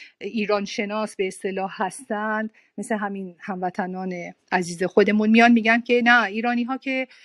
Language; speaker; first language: Persian; native; Persian